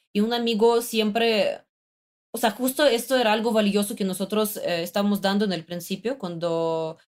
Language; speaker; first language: Spanish; non-native, fluent; Russian